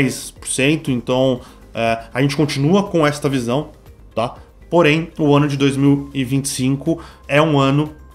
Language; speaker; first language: Portuguese; native; Portuguese